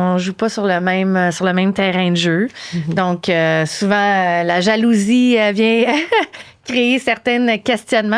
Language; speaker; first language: French; native; French